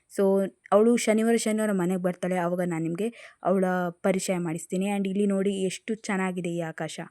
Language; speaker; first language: Kannada; non-native, local second language; Tulu